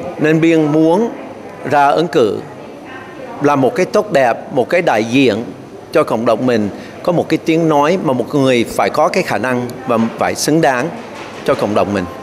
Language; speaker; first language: Vietnamese; early bilingual, other home language; English